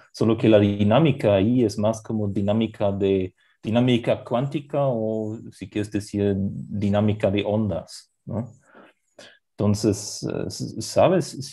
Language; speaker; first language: Spanish; non-native, fluent; German